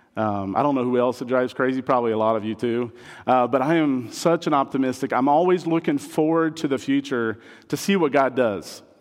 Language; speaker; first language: English; non-native, fluent; French